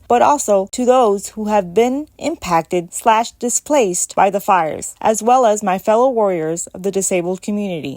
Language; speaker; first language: English; native; English